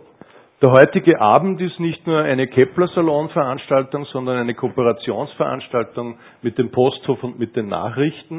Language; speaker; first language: German; native; German